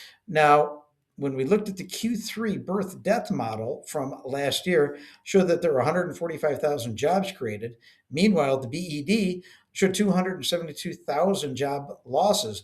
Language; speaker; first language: English; native; English